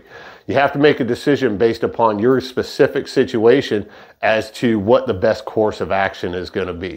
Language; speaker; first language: English; native; English